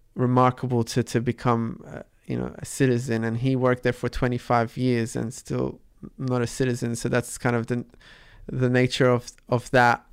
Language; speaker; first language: English; early bilingual, other home language; Arabic